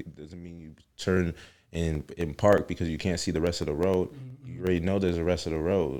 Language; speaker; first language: English; native; English